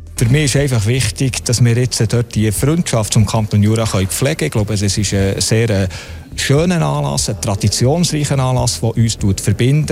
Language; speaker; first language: German; native; German